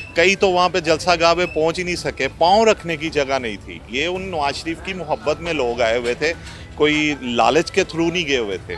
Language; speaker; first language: Urdu; non-native, local second language; Punjabi